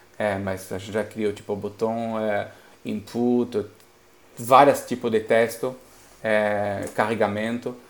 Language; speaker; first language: Portuguese; non-native, fluent; French